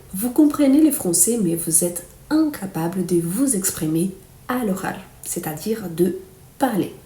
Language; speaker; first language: French; non-native, fluent; Portuguese